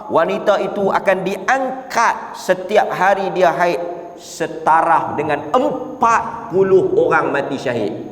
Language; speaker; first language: Malay; native; Malay